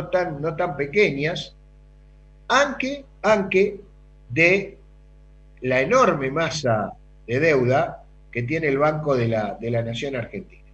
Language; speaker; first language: Spanish; native; Spanish